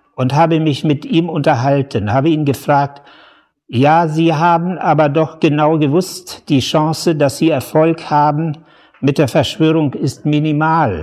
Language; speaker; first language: German; native; German